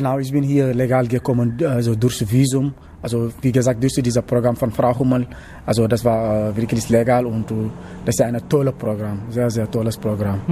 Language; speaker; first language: German; non-native, learner; Wolof